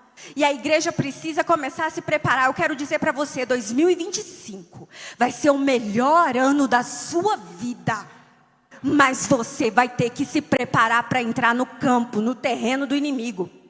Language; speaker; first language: Portuguese; native; Portuguese